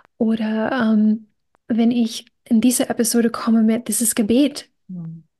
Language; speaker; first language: German; non-native, fluent; English